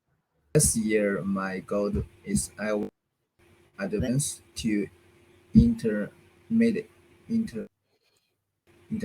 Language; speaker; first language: English; non-native, learner; Chinese